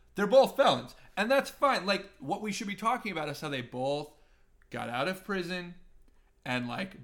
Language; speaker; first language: English; native; English